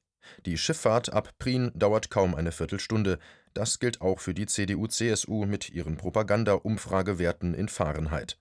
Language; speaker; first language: German; native; German